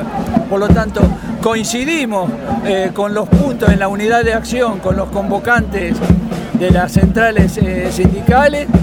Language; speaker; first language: Spanish; native; Spanish